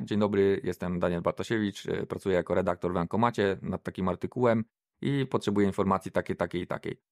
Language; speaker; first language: Polish; native; Polish